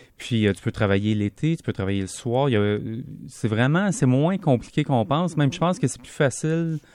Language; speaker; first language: French; native; French